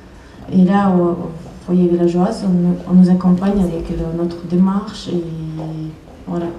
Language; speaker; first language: French; non-native, fluent; Chechen